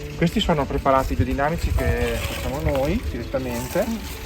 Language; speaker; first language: Italian; native; Italian